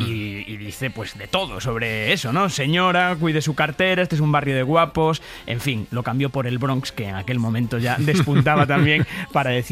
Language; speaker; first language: Spanish; native; Spanish